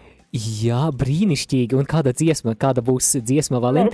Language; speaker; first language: Latvian; native; Latvian